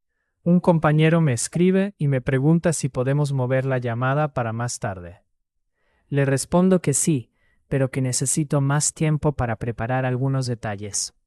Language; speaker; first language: Spanish; non-native, fluent; English